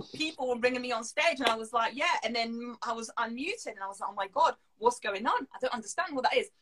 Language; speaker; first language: English; non-native, fluent; French